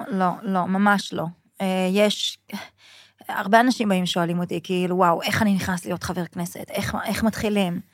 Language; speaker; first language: Hebrew; native; Hebrew